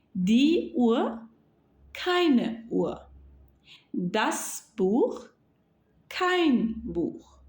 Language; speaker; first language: German; non-native, fluent; Turkish